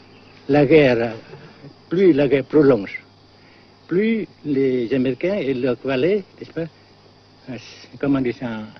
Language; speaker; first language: French; non-native, local second language; Vietnamese